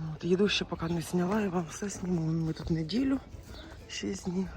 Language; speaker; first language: Ukrainian; non-native, local second language; Russian